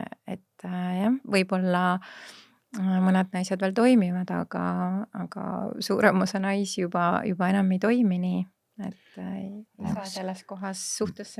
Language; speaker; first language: Estonian; native; Estonian